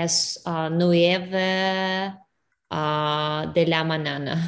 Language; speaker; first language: Spanish; non-native, learner; Russian